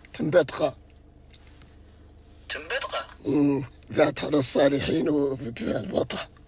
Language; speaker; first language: Arabic; native; Arabic